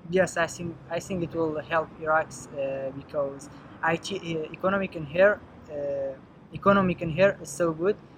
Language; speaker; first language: English; non-native, learner; Arabic